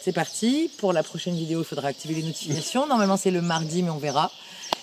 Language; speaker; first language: French; native; French